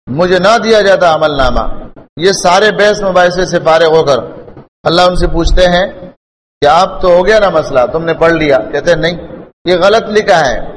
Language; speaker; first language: Urdu; non-native, local second language; Pashto